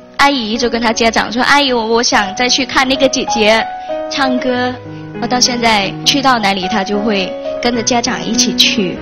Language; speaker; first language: Chinese; non-native, fluent; Thai